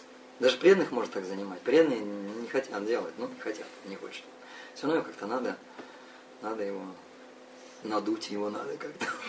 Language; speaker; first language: Russian; native; Russian